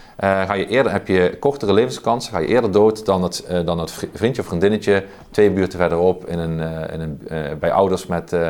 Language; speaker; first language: Dutch; native; Dutch